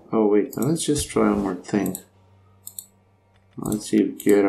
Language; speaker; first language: English; non-native, fluent; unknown